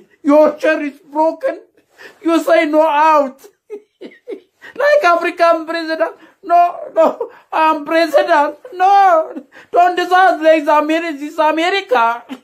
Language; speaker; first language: English; non-native, learner; Amharic